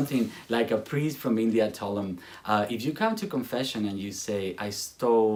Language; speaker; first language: English; non-native, fluent; Spanish